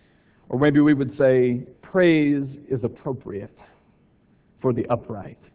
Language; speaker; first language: English; native; English